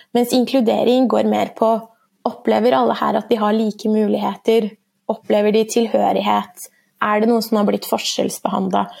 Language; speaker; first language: Norwegian; early bilingual, other home language; Persian